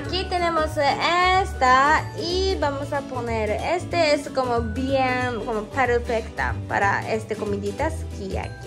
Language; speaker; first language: Spanish; non-native, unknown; Japanese